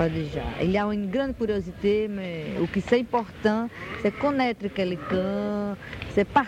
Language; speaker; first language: French; non-native, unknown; Portuguese